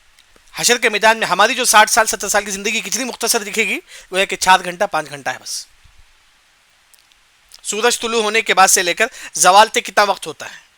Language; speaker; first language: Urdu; non-native, local second language; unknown